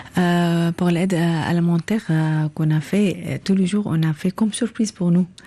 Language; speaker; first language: French; non-native, learner; Arabic